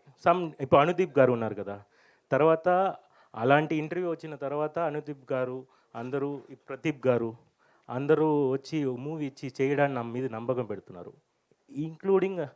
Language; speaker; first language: Telugu; non-native, fluent; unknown